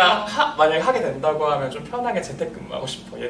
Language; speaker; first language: Korean; native; Korean